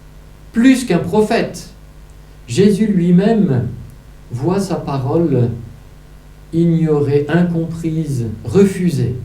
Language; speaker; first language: French; native; French